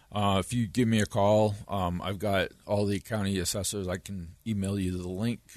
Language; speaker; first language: English; native; English